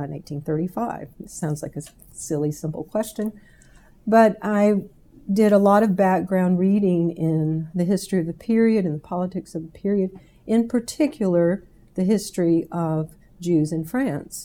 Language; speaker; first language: English; native; English